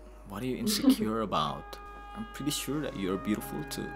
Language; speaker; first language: English; non-native, fluent; Indonesian